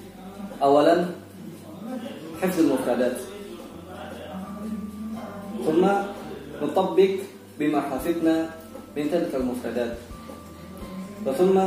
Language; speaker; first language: Arabic; non-native, fluent; Indonesian